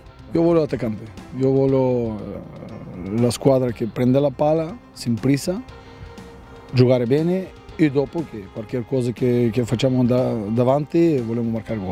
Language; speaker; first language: Italian; non-native, learner; Bulgarian